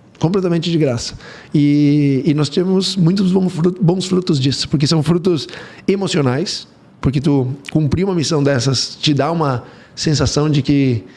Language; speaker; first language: Portuguese; early bilingual, heritage; Portuguese